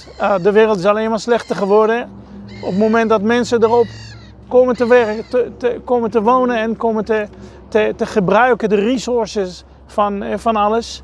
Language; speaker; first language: Dutch; non-native, fluent; Hebrew